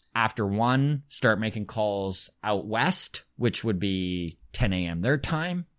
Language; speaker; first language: English; native; English